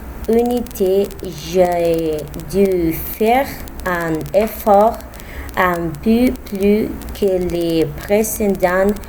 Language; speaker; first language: French; non-native, learner; Spanish